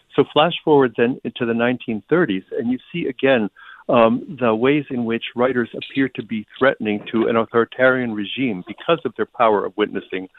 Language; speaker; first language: English; early bilingual, other home language; Ukrainian